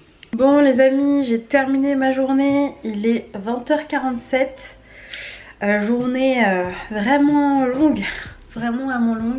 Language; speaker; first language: French; native; French